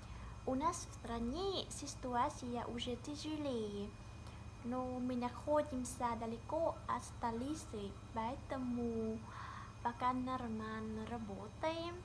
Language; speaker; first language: Russian; non-native, learner; Vietnamese